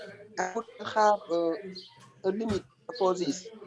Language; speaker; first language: English; non-native, learner; French